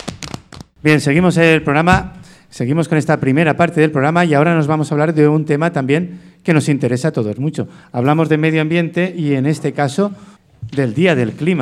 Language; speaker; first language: Spanish; native; Spanish